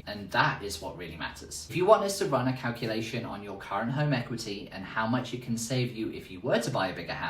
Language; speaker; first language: English; native; English